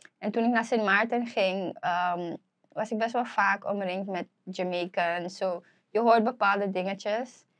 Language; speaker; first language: Dutch; native; Dutch